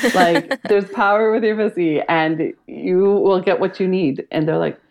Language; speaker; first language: English; native; English